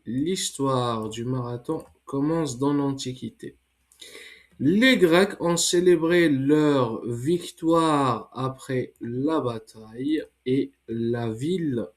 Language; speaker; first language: French; non-native, fluent; English